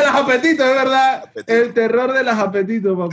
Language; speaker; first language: Spanish; native; Spanish